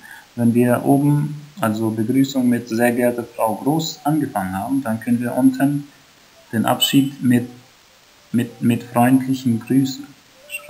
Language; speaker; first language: German; non-native, fluent; Albanian